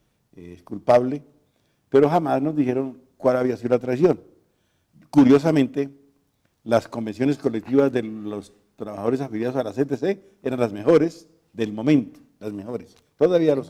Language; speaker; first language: Spanish; native; Spanish